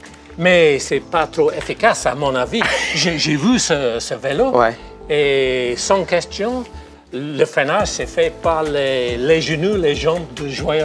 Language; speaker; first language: French; non-native, fluent; English